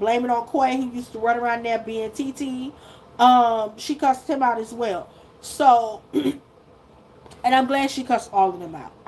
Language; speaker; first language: English; native; English